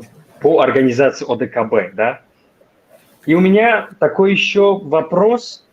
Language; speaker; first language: Russian; non-native, local second language; Tajik